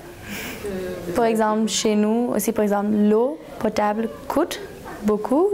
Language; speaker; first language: French; non-native, learner; German